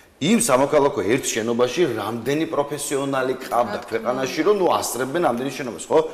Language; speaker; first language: Georgian; native; Georgian